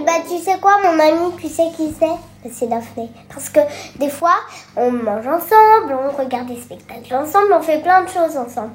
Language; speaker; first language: French; native; French